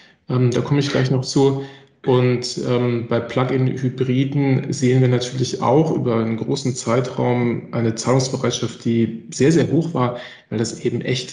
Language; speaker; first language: German; native; German